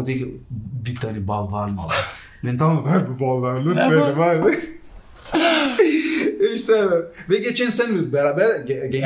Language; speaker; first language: Turkish; non-native, learner; Portuguese